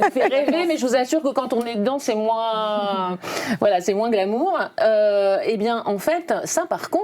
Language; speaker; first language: French; native; French